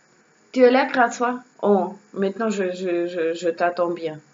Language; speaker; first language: French; non-native, learner; Russian